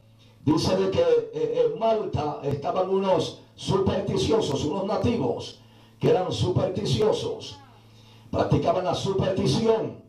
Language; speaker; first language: Spanish; native; Spanish